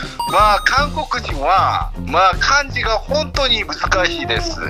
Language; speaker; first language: Japanese; non-native, fluent; Korean